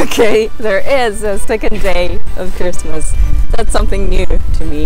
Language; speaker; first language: English; non-native, fluent; Japanese